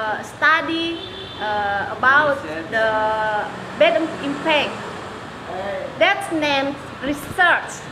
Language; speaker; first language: English; non-native, learner; Indonesian